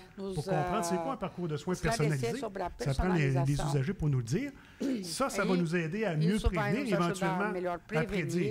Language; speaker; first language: French; native; French